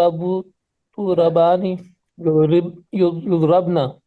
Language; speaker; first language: Arabic; non-native, learner; Urdu